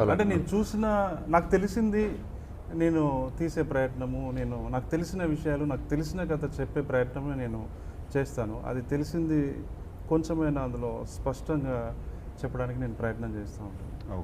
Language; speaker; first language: Telugu; native; Telugu